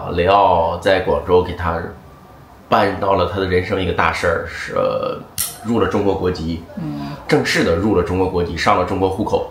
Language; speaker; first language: Chinese; native; Chinese